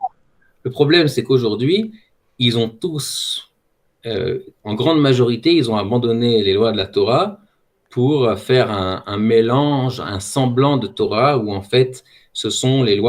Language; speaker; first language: French; native; French